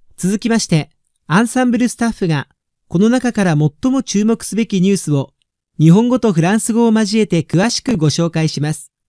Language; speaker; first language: Japanese; native; Japanese